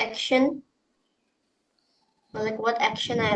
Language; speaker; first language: English; non-native, fluent; Indonesian